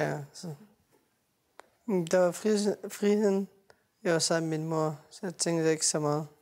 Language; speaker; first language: Danish; non-native, learner; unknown